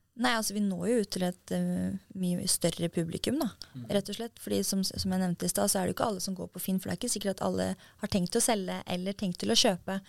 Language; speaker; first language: Norwegian; native; Norwegian